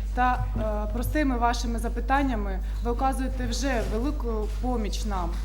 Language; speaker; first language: Ukrainian; non-native, local second language; Russian